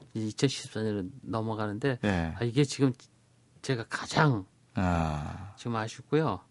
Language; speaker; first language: Korean; native; Korean